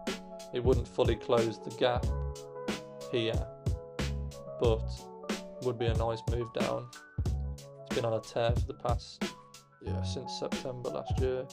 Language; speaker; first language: English; native; English